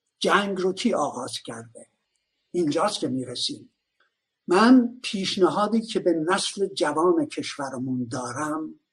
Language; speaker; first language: Persian; native; Persian